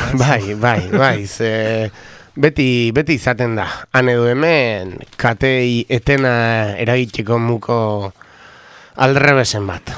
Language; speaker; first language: Basque; native; Basque